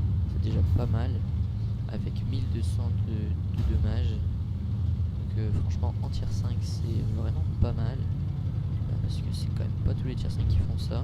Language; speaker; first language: French; native; French